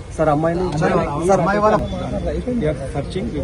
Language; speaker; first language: Telugu; non-native, learner; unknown